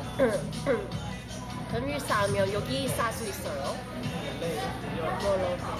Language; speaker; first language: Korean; non-native, learner; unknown